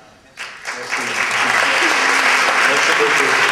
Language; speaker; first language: French; non-native, learner; English